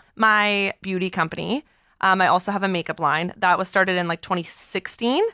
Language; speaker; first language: English; early bilingual, other home language; Portuguese